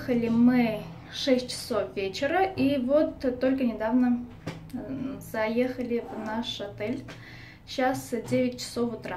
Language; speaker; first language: Russian; non-native, fluent; Armenian